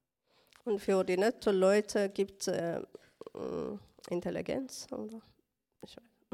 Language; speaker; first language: German; non-native, learner; Tigrinya